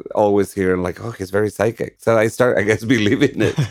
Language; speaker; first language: English; non-native, fluent; Spanish